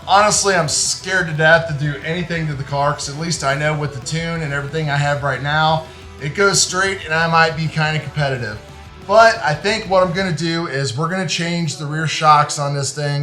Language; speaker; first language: English; native; English